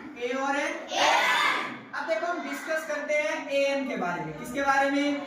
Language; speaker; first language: Hindi; native; Hindi